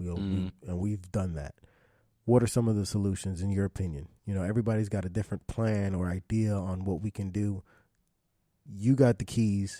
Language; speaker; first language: English; native; English